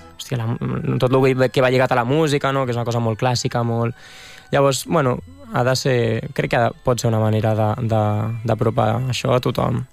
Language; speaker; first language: Catalan; native; Catalan